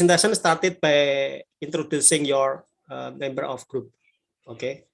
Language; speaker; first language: English; non-native, learner; Indonesian